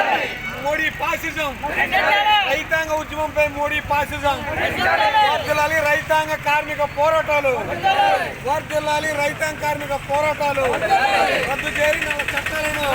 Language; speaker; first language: Telugu; native; Telugu